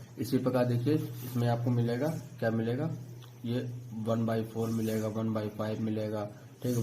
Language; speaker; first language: Hindi; native; Hindi